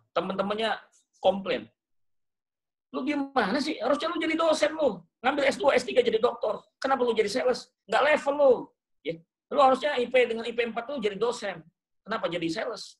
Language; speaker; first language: Indonesian; native; Indonesian